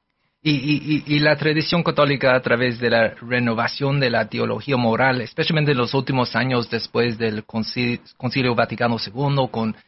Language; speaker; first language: Spanish; non-native, fluent; English